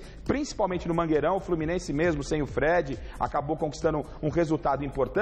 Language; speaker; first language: Portuguese; native; Portuguese